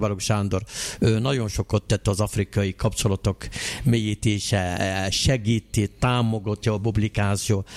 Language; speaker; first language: Hungarian; non-native, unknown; Arabic